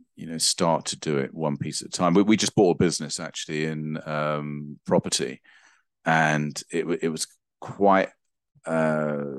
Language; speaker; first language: English; native; English